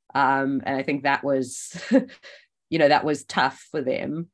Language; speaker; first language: English; native; English